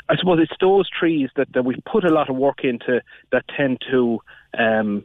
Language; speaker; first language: English; native; English